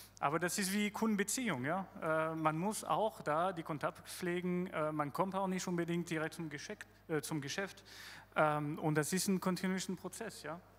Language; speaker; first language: German; non-native, fluent; French